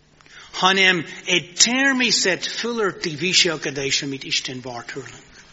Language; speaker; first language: Hungarian; non-native, fluent; English